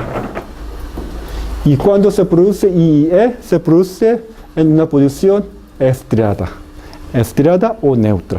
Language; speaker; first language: Spanish; non-native, fluent; Korean